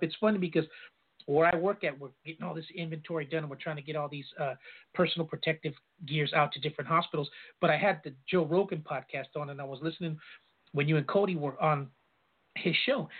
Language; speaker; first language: English; native; English